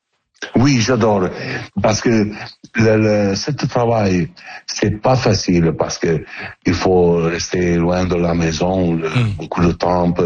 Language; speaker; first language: French; non-native, learner; Italian